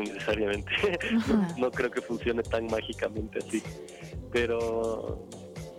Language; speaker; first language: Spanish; non-native, fluent; French